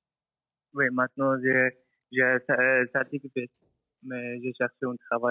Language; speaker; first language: French; non-native, learner; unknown